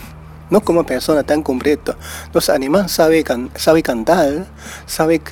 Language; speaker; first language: Spanish; non-native, learner; Chinese